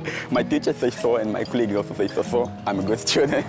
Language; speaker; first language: English; non-native, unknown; Portuguese